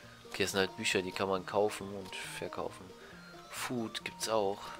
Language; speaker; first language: German; native; German